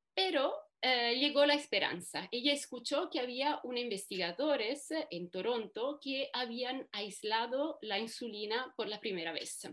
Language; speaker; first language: Spanish; non-native, fluent; Italian